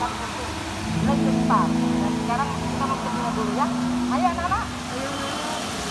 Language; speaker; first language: Indonesian; native; Indonesian